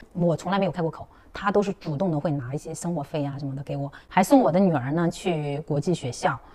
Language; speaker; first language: Chinese; native; Chinese